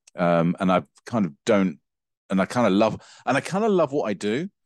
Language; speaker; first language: English; native; English